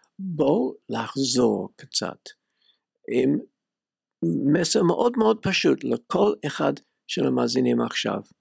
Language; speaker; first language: Hebrew; non-native, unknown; English